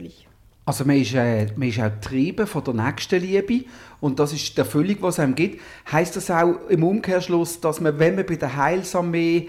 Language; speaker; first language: German; native; German